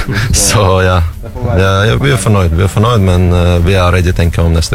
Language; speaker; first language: Norwegian; non-native, learner; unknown